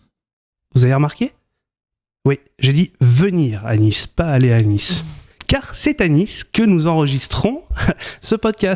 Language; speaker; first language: French; native; French